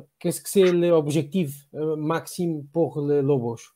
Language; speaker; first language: French; non-native, learner; Portuguese